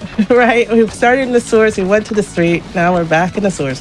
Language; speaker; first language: English; native; English